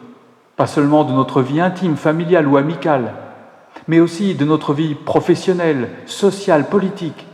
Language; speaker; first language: French; native; French